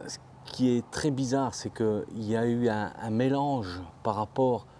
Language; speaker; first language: French; native; French